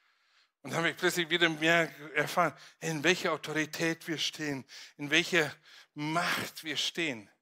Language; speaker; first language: German; non-native, fluent; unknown